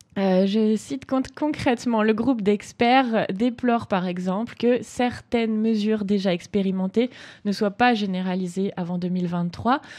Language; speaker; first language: French; native; French